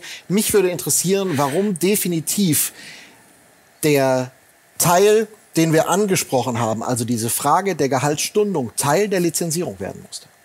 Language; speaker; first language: German; native; German